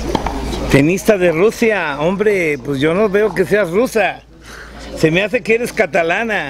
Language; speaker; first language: Spanish; native; Spanish